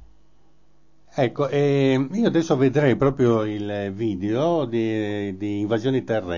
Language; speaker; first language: Italian; native; Italian